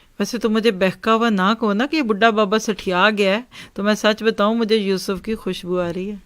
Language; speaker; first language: Urdu; native; Urdu